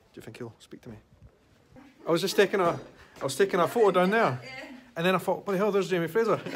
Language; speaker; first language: English; native; English